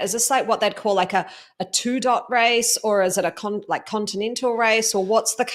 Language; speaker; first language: English; native; English